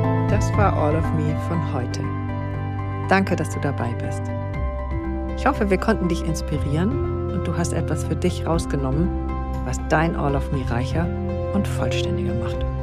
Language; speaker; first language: German; native; German